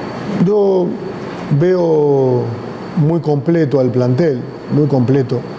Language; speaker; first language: Portuguese; non-native, learner; Spanish